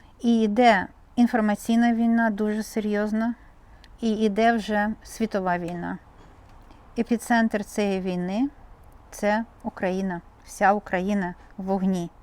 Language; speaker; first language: Ukrainian; native; Ukrainian